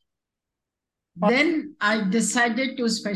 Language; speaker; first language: English; non-native, local second language; Hindi